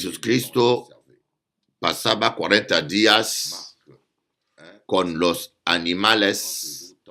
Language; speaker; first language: Spanish; non-native, learner; French